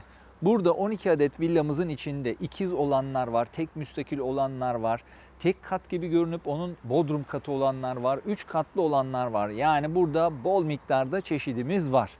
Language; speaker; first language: Turkish; native; Turkish